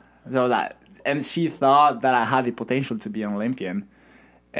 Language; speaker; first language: English; non-native, fluent; Spanish